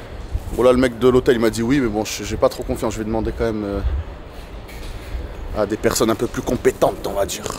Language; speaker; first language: French; native; French